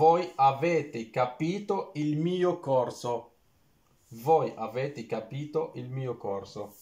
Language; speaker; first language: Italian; non-native, learner; Arabic